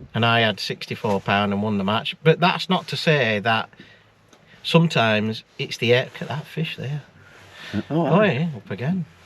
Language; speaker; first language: English; native; English